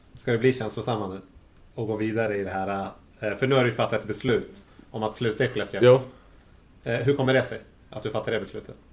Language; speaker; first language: Swedish; native; Swedish